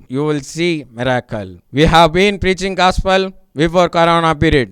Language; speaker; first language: English; non-native, local second language; Telugu